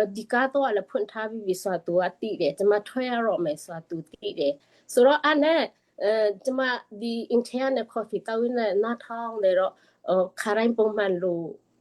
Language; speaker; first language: Burmese; non-native, local second language; Tedim Chin